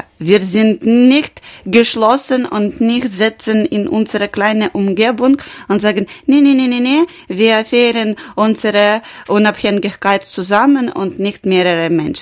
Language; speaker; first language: German; non-native, learner; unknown